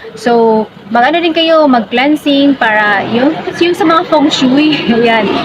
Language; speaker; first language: Filipino; non-native, local second language; Cebuano